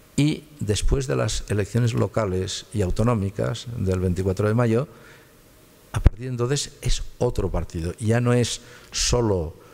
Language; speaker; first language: Spanish; native; Spanish